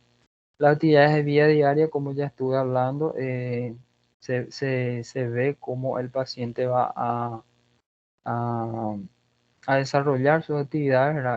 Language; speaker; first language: Spanish; non-native, fluent; Portuguese